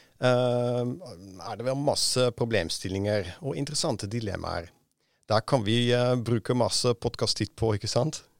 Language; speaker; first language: Norwegian; non-native, fluent; Dutch